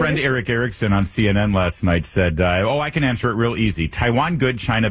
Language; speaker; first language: English; native; English